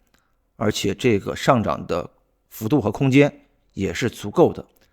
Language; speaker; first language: Chinese; native; Chinese